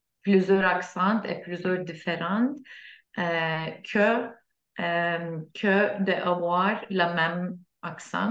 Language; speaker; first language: French; non-native, learner; Turkish